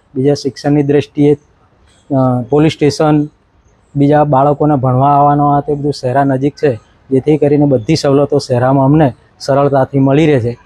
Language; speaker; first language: Gujarati; native; Gujarati